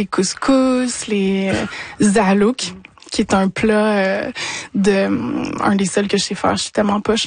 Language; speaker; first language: French; native; French